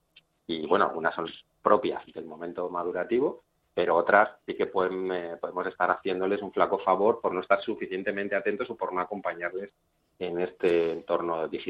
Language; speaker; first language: Spanish; native; Spanish